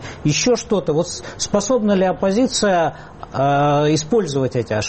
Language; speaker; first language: Russian; native; Russian